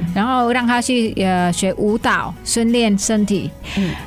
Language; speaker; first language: Chinese; non-native, fluent; Vietnamese